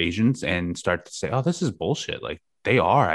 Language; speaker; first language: English; native; English